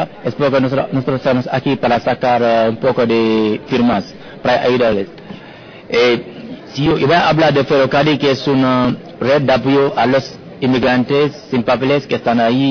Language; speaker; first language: Spanish; non-native, fluent; Wolof